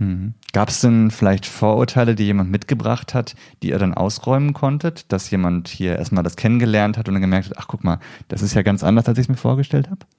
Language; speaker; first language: German; native; German